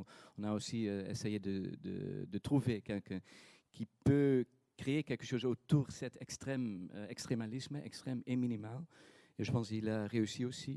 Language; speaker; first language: French; non-native, fluent; Dutch